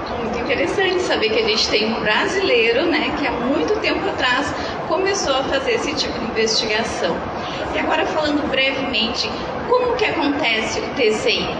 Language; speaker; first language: Portuguese; native; Portuguese